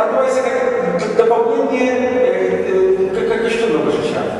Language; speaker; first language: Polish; non-native, learner; Russian